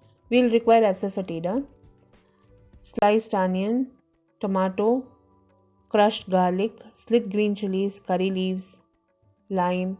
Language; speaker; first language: English; non-native, local second language; Tamil